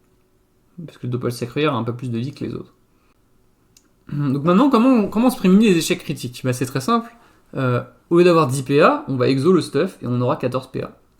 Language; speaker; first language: French; native; French